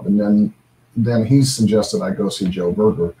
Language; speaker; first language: English; native; English